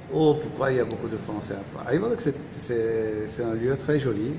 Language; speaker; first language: French; non-native, fluent; Turkish